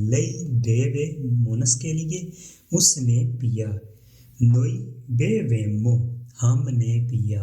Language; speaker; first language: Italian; non-native, learner; Urdu